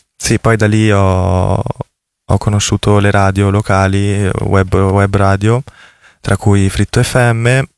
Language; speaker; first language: Italian; native; Italian